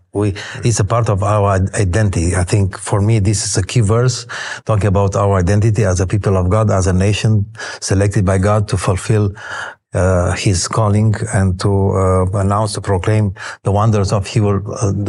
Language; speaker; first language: English; non-native, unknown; Romanian